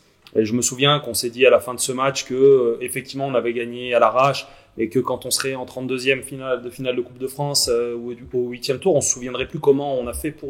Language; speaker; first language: French; native; French